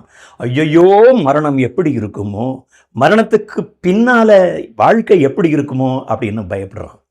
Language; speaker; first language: Tamil; native; Tamil